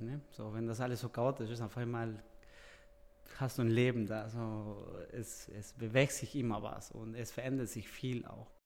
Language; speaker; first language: German; non-native, fluent; Spanish